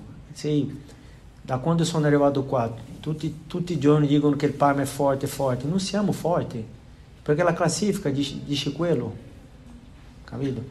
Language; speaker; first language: Italian; non-native, fluent; Portuguese